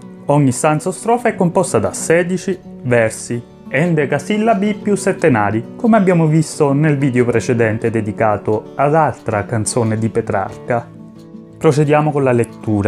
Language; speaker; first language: Italian; native; Italian